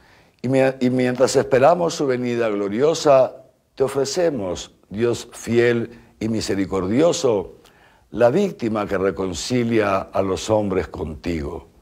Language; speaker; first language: Spanish; native; Spanish